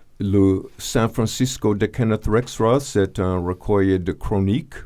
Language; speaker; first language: French; non-native, fluent; English